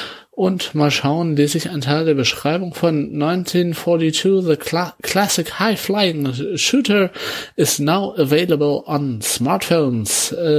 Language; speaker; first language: German; native; German